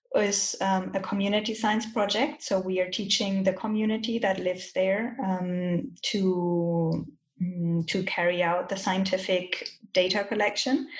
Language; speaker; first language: English; non-native, fluent; German